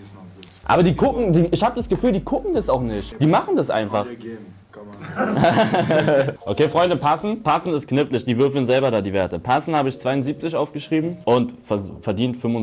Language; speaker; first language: German; native; German